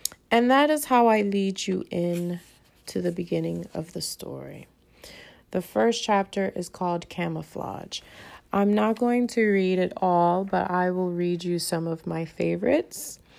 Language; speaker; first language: English; early bilingual, other home language; Spanish